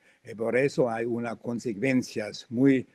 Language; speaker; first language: Spanish; non-native, fluent; German